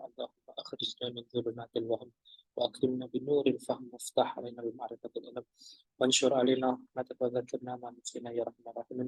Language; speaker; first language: Arabic; non-native, fluent; Indonesian